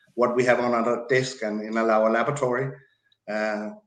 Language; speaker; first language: English; non-native, fluent; Danish